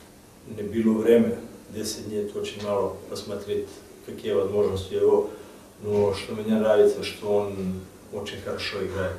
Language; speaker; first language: Russian; non-native, learner; Serbian